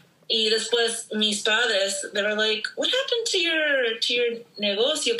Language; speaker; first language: English; early bilingual, other home language; Spanish